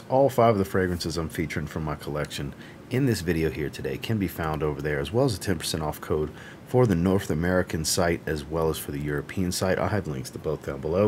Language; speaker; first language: English; native; English